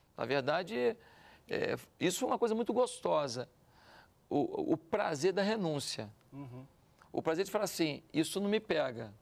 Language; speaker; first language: Portuguese; native; Portuguese